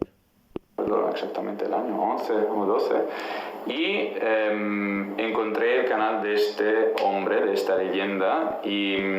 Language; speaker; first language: Spanish; non-native, fluent; Italian